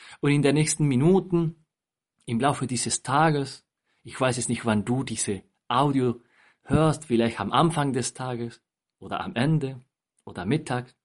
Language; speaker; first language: German; non-native, fluent; Spanish